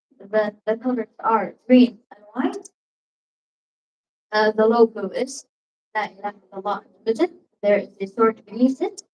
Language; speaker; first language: English; non-native, learner; Arabic